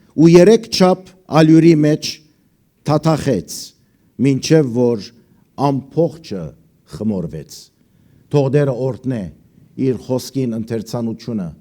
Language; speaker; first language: Armenian; early bilingual, heritage; Armenian